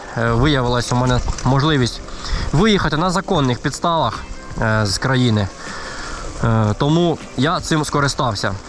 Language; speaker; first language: Ukrainian; non-native, local second language; Russian